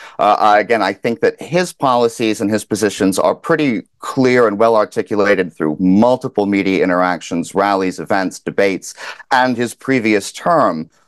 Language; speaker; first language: English; native; English